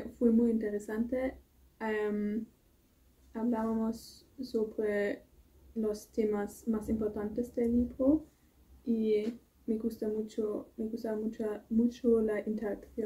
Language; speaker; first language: Spanish; non-native, learner; German